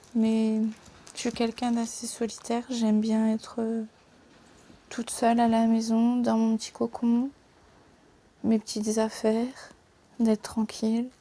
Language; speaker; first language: French; native; French